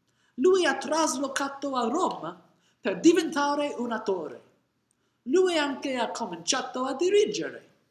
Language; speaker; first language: Italian; non-native, learner; English